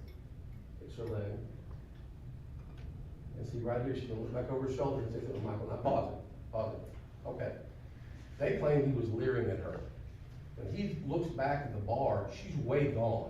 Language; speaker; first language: English; native; English